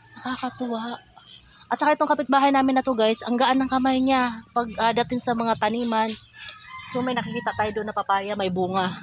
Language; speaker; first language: Filipino; non-native, local second language; Cebuano